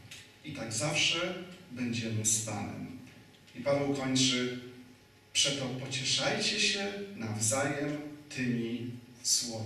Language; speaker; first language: Polish; native; Polish